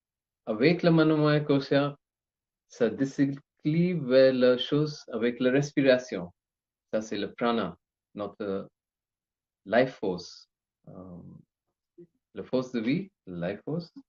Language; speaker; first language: French; non-native, learner; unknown